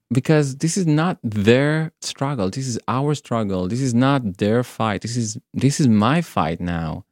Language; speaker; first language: English; non-native, fluent; Hebrew